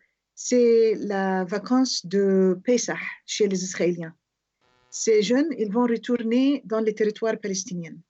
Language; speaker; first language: French; non-native, fluent; Arabic